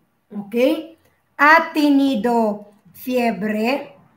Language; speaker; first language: Spanish; non-native, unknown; Filipino